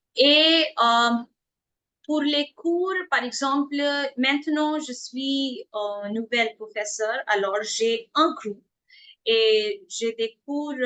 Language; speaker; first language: French; non-native, fluent; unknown